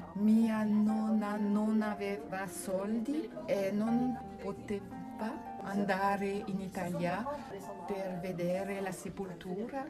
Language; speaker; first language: Italian; non-native, learner; French